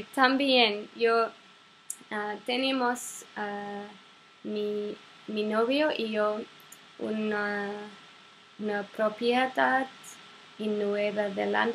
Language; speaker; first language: Spanish; non-native, learner; English